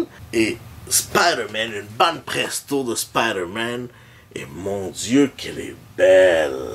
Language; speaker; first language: French; native; French